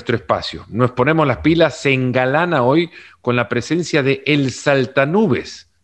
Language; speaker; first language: Spanish; native; Spanish